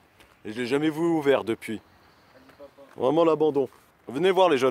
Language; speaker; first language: French; native; French